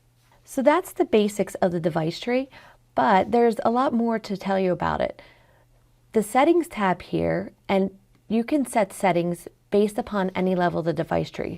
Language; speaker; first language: English; native; English